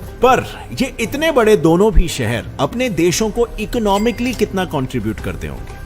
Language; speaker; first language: Hindi; native; Hindi